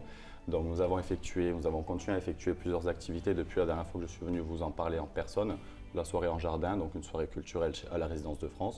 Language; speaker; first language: French; native; French